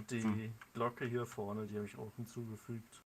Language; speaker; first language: German; native; German